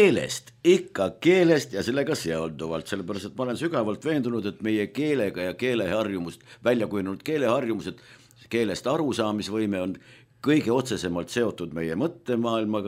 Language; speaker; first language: Estonian; native; Estonian